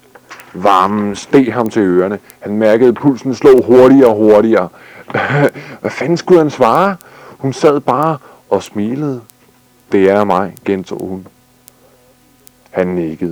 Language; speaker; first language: Danish; native; Danish